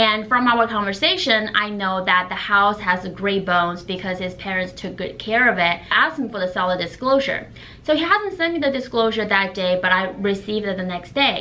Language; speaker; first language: English; non-native, fluent; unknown